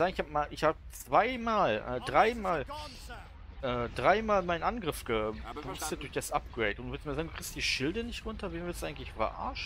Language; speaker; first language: German; native; German